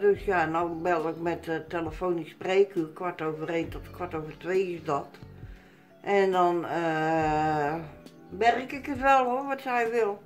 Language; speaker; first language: Dutch; native; Dutch